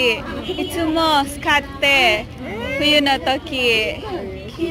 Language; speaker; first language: Japanese; non-native, learner; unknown